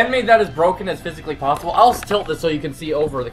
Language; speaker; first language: English; native; English